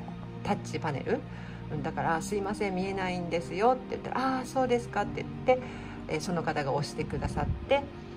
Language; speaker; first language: Japanese; native; Japanese